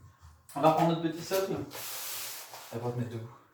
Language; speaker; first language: French; native; French